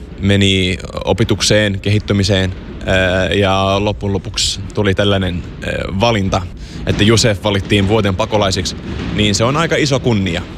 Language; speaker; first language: Finnish; non-native, fluent; Arabic